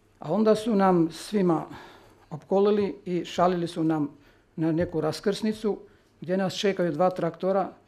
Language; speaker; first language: Serbian; non-native, local second language; Albanian